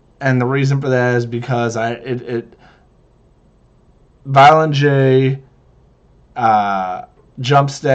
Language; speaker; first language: English; native; English